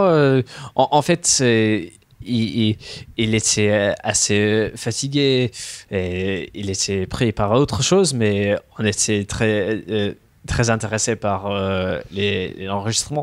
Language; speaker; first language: French; non-native, fluent; English